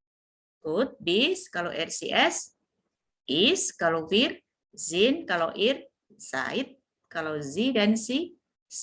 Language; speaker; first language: German; non-native, fluent; Indonesian